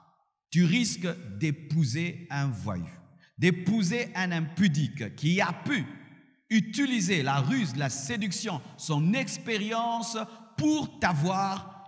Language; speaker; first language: French; non-native, local second language; Lingala